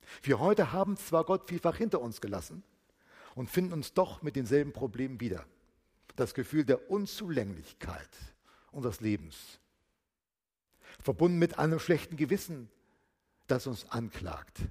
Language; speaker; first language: German; native; German